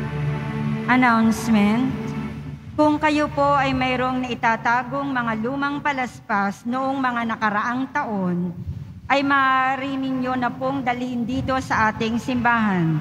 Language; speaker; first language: Filipino; native; Filipino